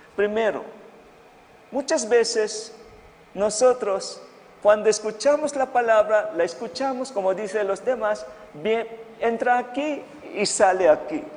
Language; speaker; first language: Spanish; non-native, fluent; Filipino